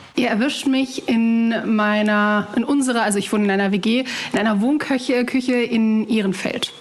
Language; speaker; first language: German; early bilingual, other home language; Arabic